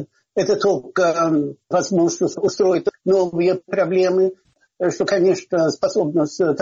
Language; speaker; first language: Russian; non-native, fluent; Swedish